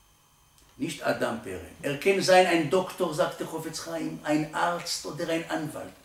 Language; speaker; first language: German; non-native, learner; Hebrew